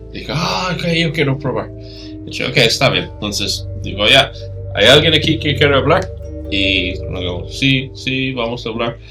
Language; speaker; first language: Spanish; non-native, fluent; English